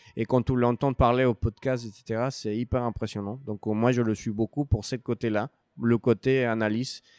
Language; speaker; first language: French; non-native, fluent; Spanish